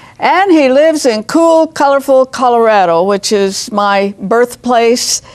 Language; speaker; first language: English; native; English